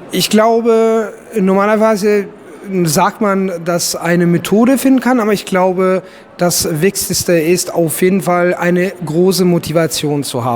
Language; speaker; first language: German; non-native, fluent; Italian